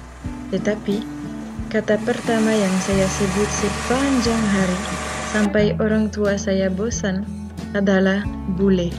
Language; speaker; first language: Indonesian; non-native, fluent; French